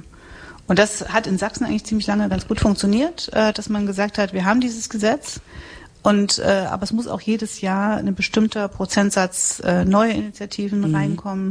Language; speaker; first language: German; native; German